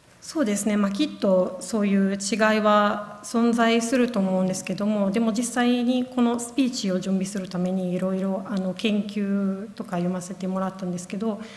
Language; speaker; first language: Japanese; non-native, fluent; Italian